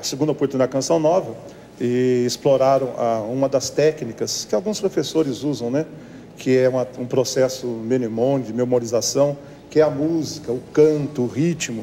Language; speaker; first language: Portuguese; native; Portuguese